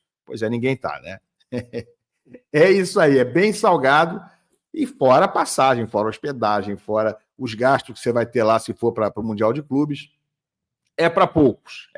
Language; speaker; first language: Portuguese; native; Portuguese